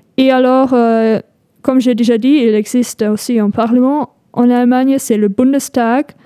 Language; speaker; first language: French; non-native, fluent; German